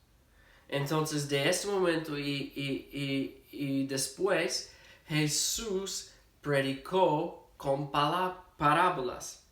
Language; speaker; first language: Spanish; non-native, fluent; English